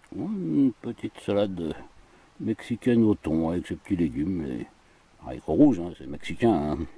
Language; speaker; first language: French; native; French